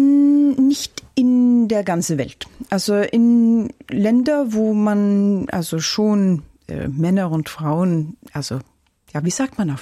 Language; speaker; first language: German; non-native, fluent; Norwegian